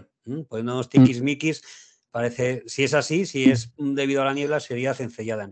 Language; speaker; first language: Spanish; native; Spanish